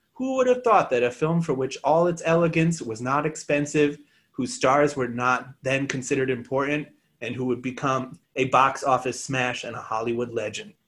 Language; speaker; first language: English; native; English